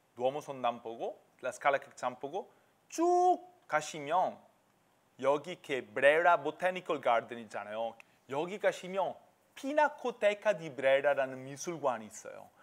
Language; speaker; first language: Korean; non-native, fluent; Italian